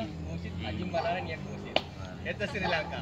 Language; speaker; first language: Russian; non-native, learner; Sinhala